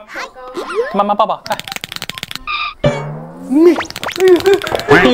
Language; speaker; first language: Chinese; native; Chinese